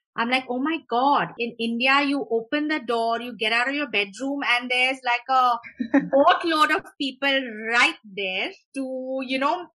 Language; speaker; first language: English; non-native, local second language; Hindi